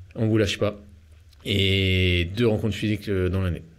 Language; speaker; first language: French; native; French